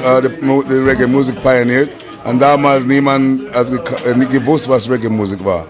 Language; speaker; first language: German; non-native, learner; English